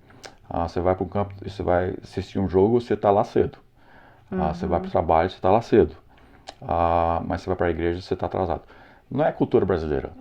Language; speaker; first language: Portuguese; non-native, fluent; English